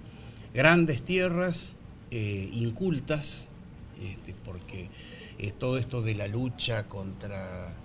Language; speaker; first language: Spanish; native; Spanish